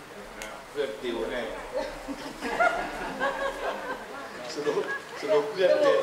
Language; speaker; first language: Thai; native; Thai